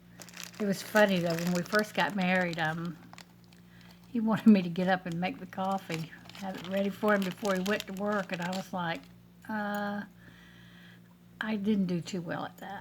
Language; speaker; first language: English; native; English